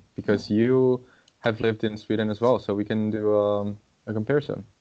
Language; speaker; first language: English; non-native, fluent; Portuguese